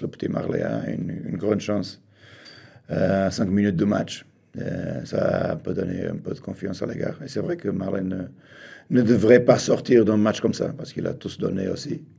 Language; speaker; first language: French; non-native, fluent; Portuguese